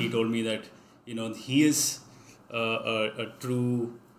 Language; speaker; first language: English; non-native, local second language; Hindi